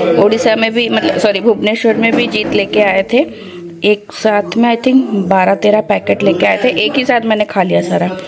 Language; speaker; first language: Hindi; non-native, local second language; Odia